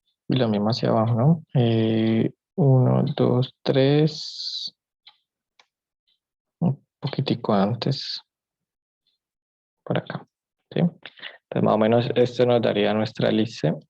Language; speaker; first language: Spanish; native; Spanish